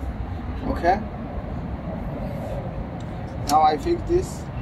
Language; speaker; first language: English; non-native, learner; Bangla